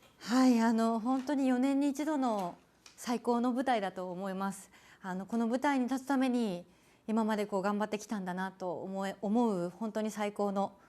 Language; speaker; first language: Japanese; native; Japanese